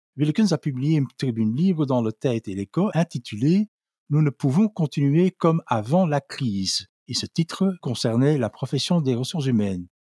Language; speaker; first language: French; non-native, local second language; Dutch